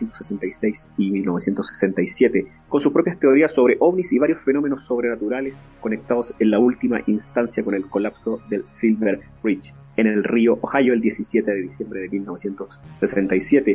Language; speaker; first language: Spanish; native; Spanish